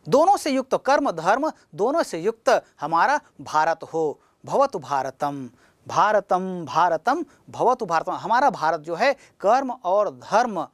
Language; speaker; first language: Hindi; native; Hindi